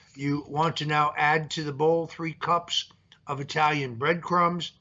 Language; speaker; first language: English; early bilingual, other home language; Italian